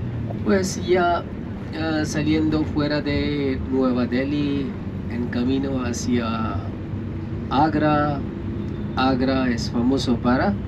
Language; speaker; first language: Spanish; non-native, fluent; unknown